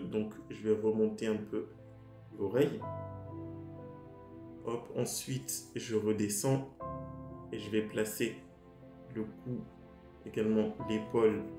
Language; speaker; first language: French; native; French